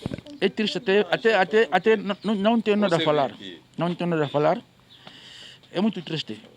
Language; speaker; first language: Portuguese; native; Portuguese